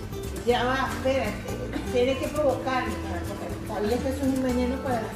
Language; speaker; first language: Spanish; native; Spanish